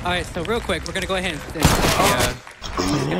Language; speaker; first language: English; native; English